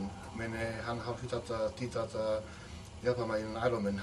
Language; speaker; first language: Swedish; non-native, fluent; Macedonian